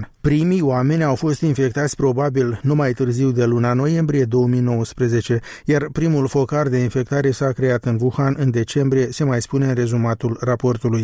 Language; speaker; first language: Romanian; native; Romanian